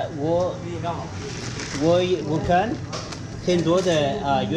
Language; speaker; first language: Chinese; non-native, learner; Spanish